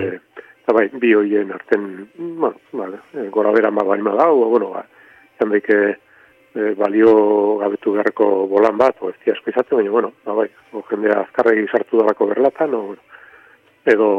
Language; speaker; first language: Basque; native; Basque